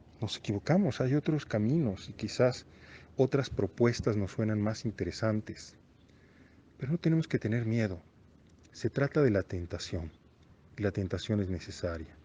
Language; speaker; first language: Spanish; non-native, fluent; Italian